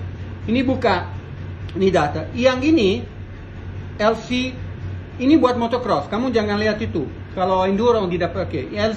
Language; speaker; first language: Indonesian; non-native, learner; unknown